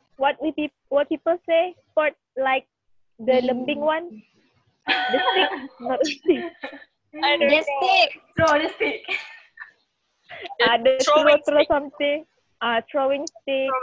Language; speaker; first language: English; non-native, learner; Malay